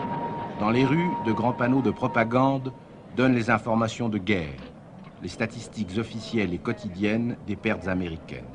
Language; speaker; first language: French; native; French